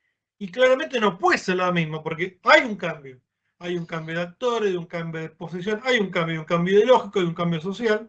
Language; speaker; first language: Spanish; native; Spanish